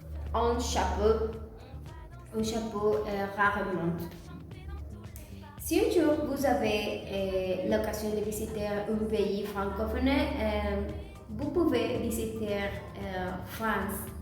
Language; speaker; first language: French; non-native, learner; Spanish